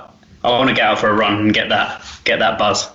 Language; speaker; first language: English; native; English